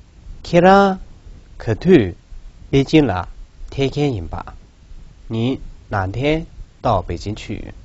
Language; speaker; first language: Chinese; non-native, local second language; Tibetan